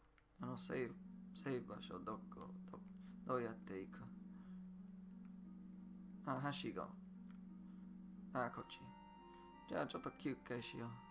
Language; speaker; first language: Japanese; non-native, learner; English